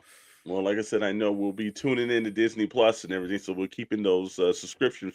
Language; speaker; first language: English; native; English